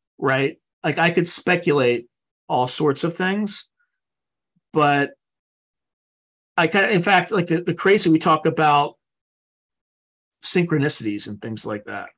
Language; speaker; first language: English; native; English